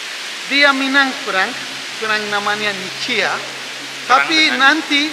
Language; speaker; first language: Indonesian; non-native, learner; Turkish